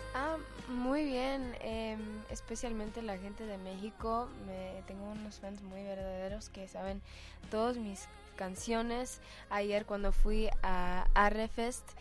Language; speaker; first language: Spanish; early bilingual, heritage; English